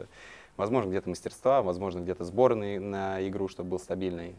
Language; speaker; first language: Russian; native; Russian